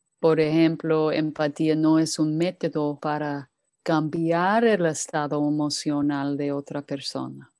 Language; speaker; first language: Spanish; non-native, fluent; English